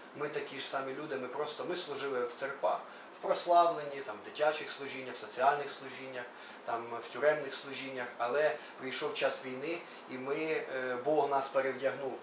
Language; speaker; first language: Ukrainian; native; Ukrainian